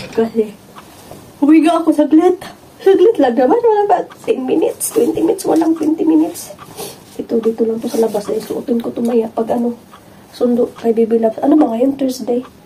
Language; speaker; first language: Filipino; non-native, local second language; Cebuano